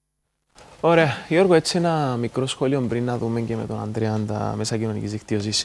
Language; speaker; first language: Greek; native; Greek